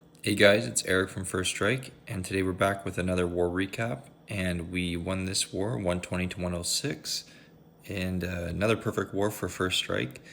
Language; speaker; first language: English; native; English